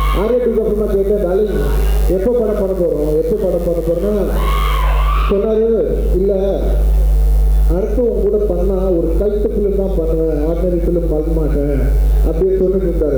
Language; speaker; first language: Tamil; non-native, local second language; Telugu